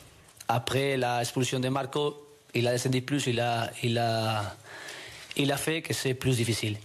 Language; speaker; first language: French; non-native, learner; Spanish